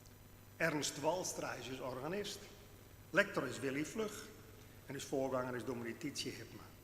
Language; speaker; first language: Dutch; non-native, local second language; Western Frisian